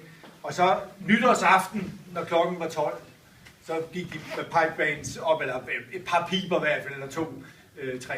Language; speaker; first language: Danish; native; Danish